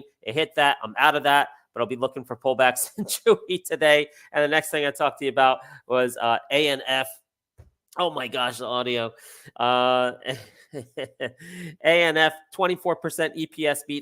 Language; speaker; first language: English; native; English